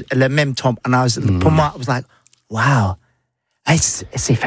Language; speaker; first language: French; non-native, learner; English